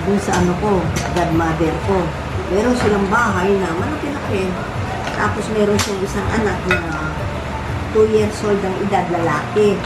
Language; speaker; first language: Filipino; non-native, local second language; Pampanga